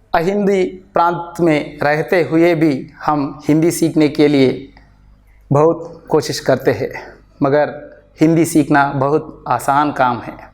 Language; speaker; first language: Hindi; non-native, local second language; Telugu